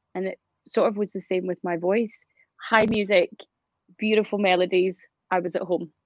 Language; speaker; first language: English; native; English